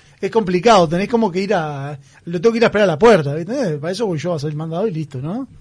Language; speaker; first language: Spanish; native; Spanish